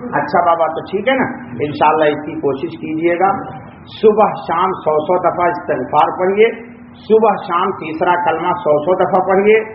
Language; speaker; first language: Urdu; native; Urdu